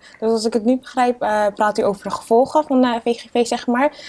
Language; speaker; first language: Dutch; native; Dutch